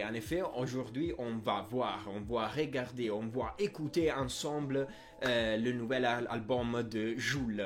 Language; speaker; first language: French; non-native, fluent; Italian